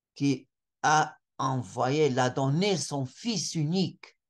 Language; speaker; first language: French; non-native, fluent; Portuguese